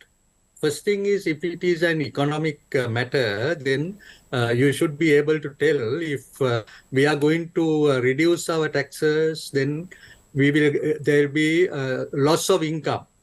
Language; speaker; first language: English; non-native, local second language; Sinhala